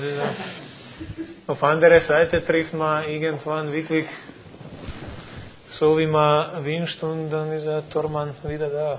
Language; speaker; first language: German; non-native, fluent; Croatian